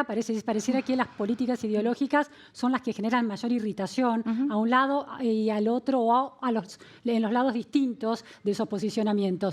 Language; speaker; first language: Spanish; native; Spanish